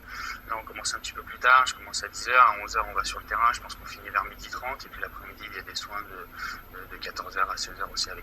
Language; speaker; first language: French; native; French